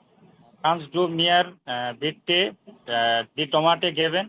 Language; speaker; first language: German; non-native, learner; Bangla